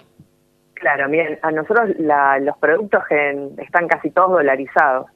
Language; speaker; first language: Spanish; native; Spanish